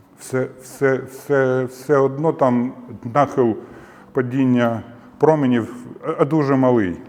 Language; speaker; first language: Ukrainian; native; Ukrainian